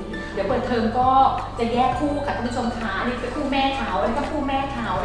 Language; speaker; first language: Thai; native; Thai